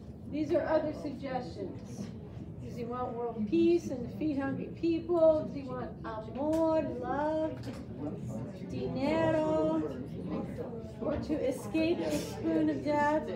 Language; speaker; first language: English; native; English